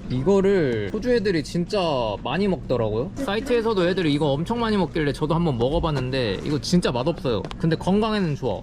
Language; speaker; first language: Korean; native; Korean